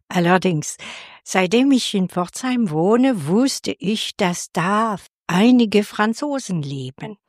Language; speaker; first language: German; non-native, fluent; French